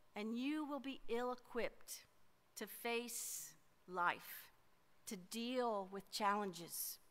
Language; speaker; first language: English; native; English